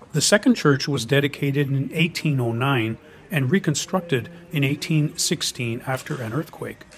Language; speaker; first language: English; native; English